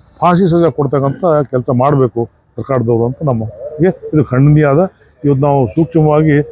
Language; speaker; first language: Kannada; non-native, local second language; Lambadi